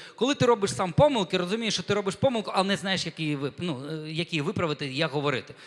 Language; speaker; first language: Ukrainian; non-native, local second language; Russian